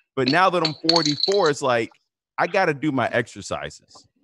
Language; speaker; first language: English; native; English